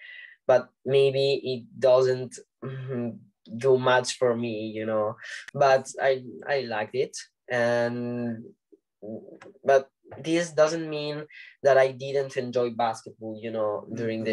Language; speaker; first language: English; non-native, learner; Italian